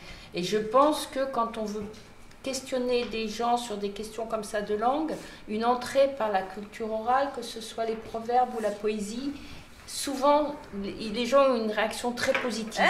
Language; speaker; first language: French; native; French